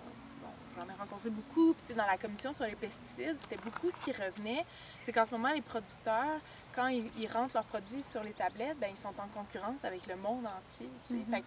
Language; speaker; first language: French; native; French